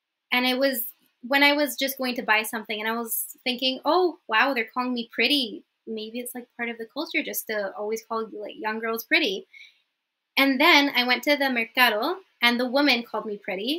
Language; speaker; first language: English; native; English